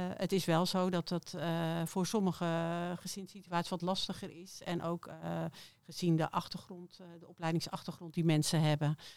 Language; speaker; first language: Dutch; native; Dutch